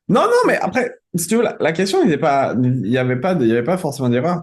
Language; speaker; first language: French; native; French